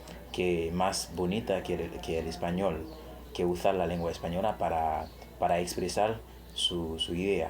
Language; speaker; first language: Spanish; non-native, fluent; Haitian Creole